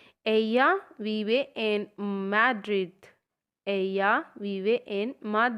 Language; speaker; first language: Spanish; non-native, learner; Hindi